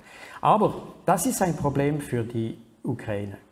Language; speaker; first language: German; non-native, fluent; French